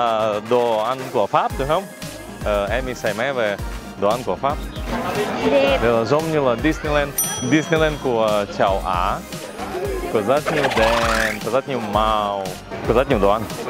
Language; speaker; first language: Vietnamese; non-native, learner; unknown